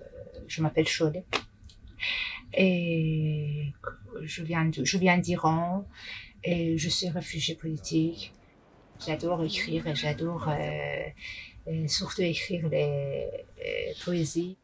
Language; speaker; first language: French; non-native, fluent; Persian